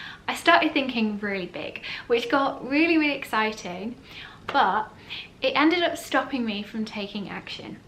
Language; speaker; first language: English; native; English